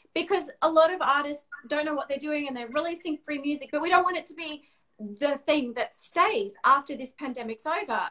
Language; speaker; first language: English; native; English